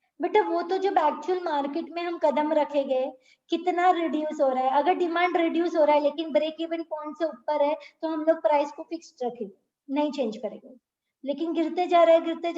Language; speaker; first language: Hindi; native; Hindi